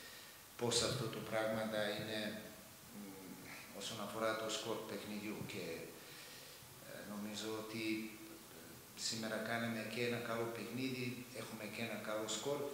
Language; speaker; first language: Greek; non-native, fluent; Serbian